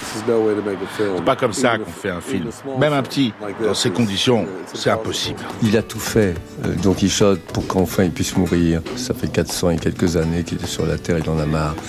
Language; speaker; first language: French; native; French